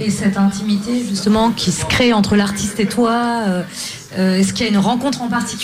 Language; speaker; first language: French; native; French